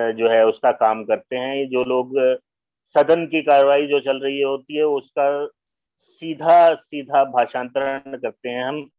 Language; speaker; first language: Hindi; native; Hindi